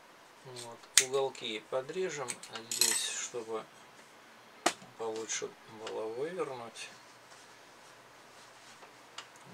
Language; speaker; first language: Russian; native; Russian